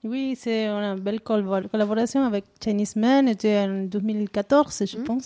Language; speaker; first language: French; non-native, learner; Spanish